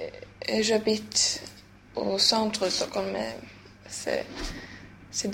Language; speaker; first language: French; non-native, learner; Swedish